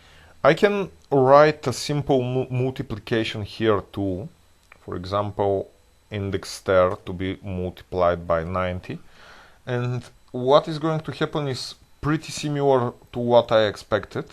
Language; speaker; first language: English; non-native, fluent; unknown